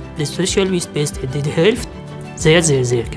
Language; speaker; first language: German; non-native, learner; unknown